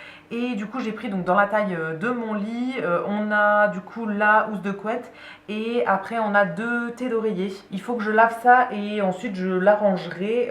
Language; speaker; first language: French; native; French